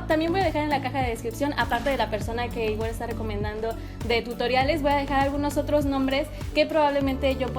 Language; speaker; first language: Spanish; native; Spanish